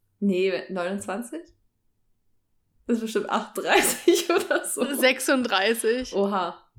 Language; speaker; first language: German; native; German